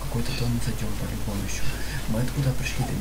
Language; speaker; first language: Russian; native; Russian